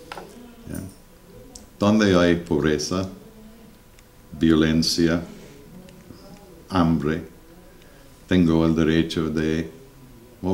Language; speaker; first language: Spanish; non-native, learner; English